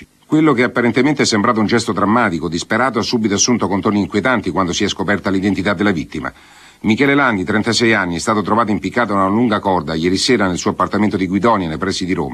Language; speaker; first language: Italian; native; Italian